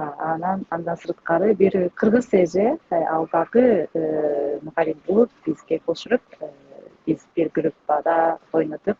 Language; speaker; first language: Kyrgyz; non-native, learner; Japanese